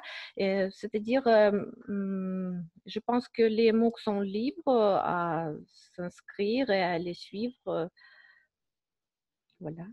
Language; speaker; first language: French; non-native, fluent; Russian